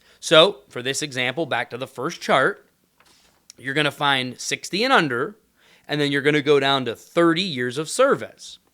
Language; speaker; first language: English; native; English